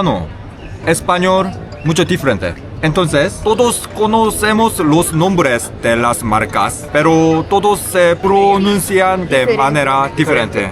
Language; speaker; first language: Spanish; non-native, learner; Korean